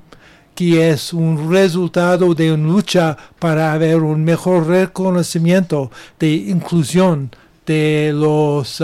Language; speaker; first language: Spanish; non-native, learner; English